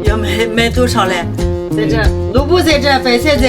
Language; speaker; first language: Chinese; native; Chinese